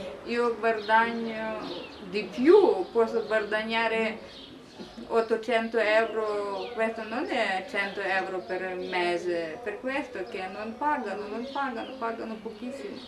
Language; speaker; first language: Italian; non-native, learner; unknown